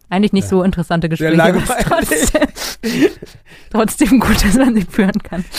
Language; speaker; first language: German; native; German